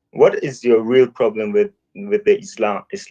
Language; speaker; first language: English; non-native, fluent; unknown